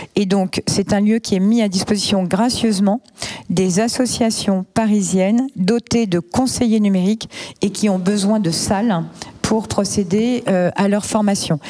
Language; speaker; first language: French; native; French